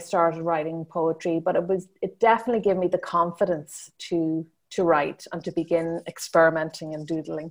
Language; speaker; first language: English; native; English